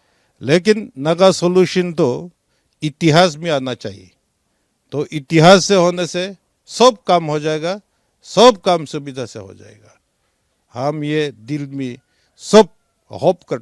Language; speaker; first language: Hindi; non-native, local second language; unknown